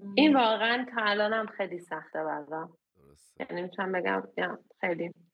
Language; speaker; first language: Persian; early bilingual, heritage; Persian